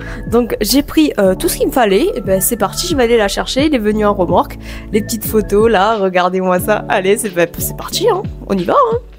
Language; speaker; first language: French; native; French